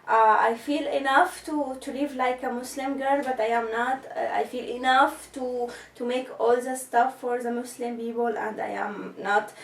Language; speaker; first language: English; non-native, learner; Arabic